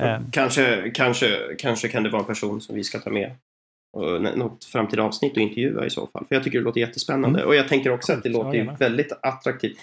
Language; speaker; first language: Swedish; native; Swedish